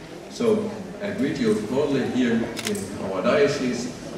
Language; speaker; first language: English; non-native, fluent; German